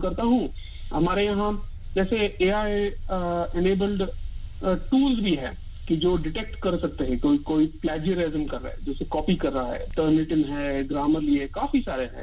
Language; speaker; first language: Hindi; non-native, local second language; Marathi